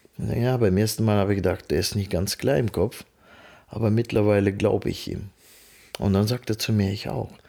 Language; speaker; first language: German; non-native, fluent; Russian